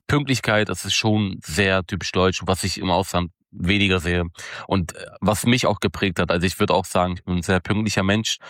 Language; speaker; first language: German; native; German